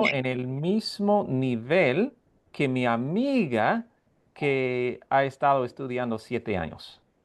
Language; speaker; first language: Spanish; non-native, fluent; English